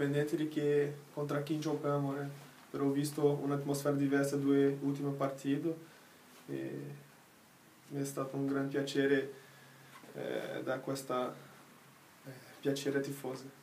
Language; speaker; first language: Italian; non-native, learner; Portuguese